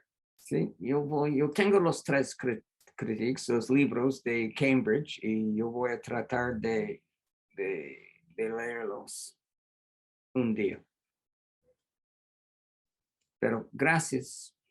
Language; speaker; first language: Spanish; non-native, fluent; English